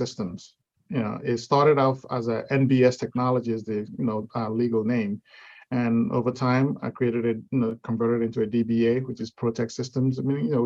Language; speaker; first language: English; non-native, local second language; Igbo